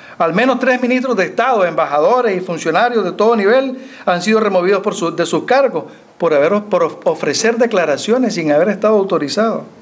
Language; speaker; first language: Spanish; native; Spanish